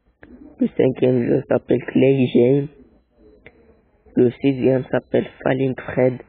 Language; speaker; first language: French; non-native, learner; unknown